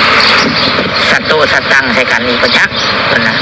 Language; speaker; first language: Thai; non-native, local second language; Lao